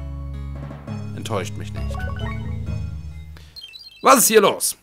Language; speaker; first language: German; native; German